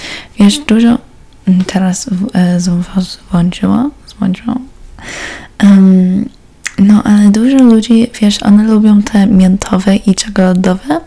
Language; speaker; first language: Polish; early bilingual, heritage; Polish